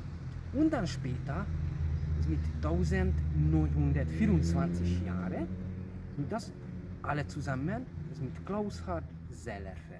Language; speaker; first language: German; non-native, learner; Hungarian